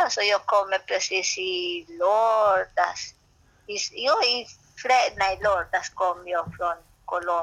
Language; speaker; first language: Swedish; non-native, learner; Spanish